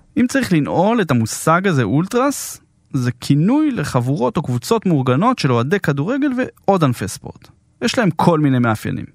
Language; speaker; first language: Hebrew; native; Hebrew